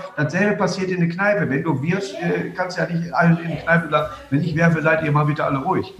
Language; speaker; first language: German; native; German